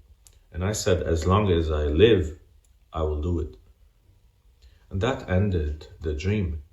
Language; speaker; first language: English; non-native, fluent; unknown